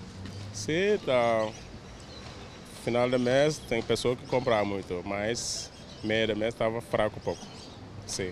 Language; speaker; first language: Portuguese; non-native, learner; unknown